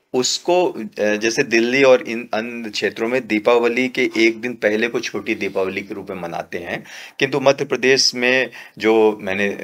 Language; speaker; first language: Hindi; native; Hindi